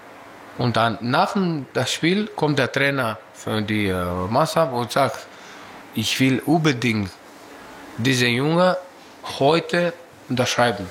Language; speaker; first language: German; non-native, learner; Greek